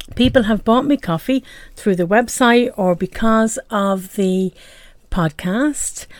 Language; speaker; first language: English; native; English